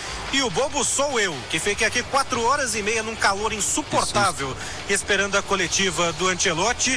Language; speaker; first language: Portuguese; native; Portuguese